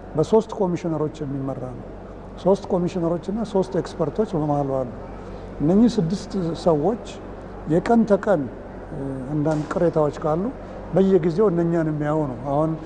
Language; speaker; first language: Amharic; native; Amharic